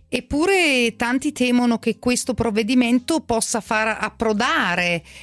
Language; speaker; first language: Italian; native; Italian